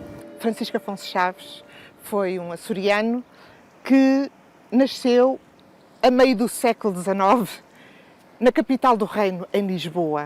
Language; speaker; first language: Portuguese; native; Portuguese